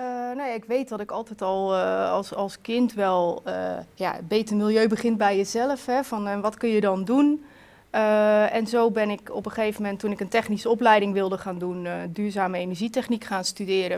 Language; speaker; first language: Dutch; native; Dutch